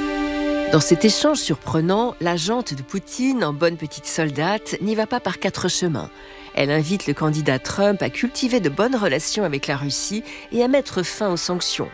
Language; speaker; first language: French; native; French